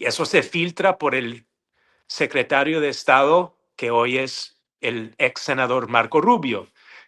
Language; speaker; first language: Spanish; non-native, fluent; English